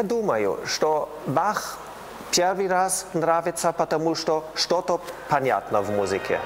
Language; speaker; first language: Russian; non-native, learner; German